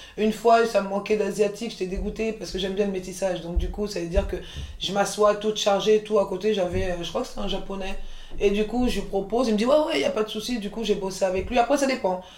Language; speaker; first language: French; early bilingual, other home language; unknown